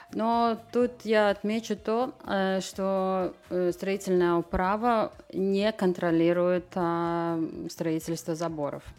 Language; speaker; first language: Russian; non-native, local second language; Latvian